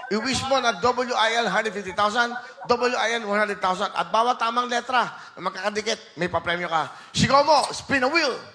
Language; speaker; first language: Filipino; native; Filipino